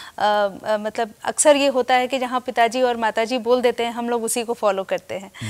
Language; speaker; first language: Hindi; native; Hindi